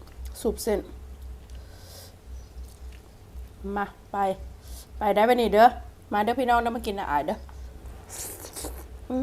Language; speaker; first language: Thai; non-native, local second language; Northeastern Thai